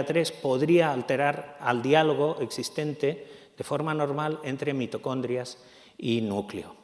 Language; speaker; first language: Spanish; native; Spanish